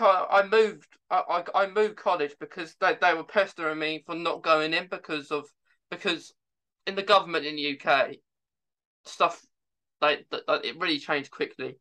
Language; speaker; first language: English; native; English